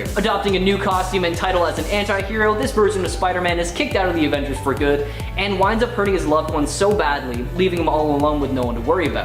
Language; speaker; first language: English; native; English